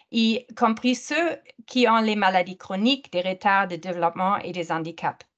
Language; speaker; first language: French; non-native, fluent; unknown